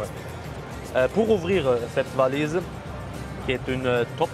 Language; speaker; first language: French; non-native, learner; German